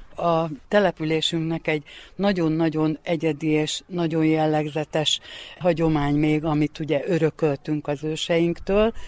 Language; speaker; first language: Hungarian; native; Hungarian